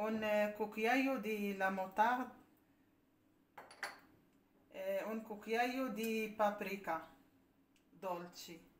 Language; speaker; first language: Italian; non-native, learner; Arabic